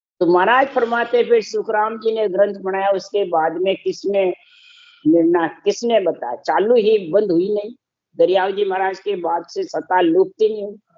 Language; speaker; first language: Hindi; native; Hindi